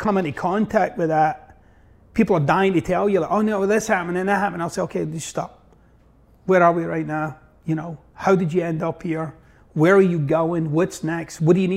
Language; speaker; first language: English; native; English